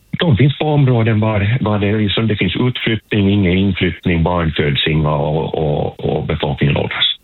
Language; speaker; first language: Swedish; native; Swedish